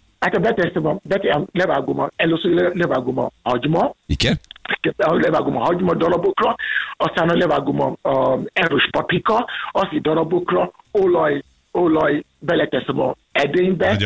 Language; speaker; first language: Hungarian; non-native, learner; Yoruba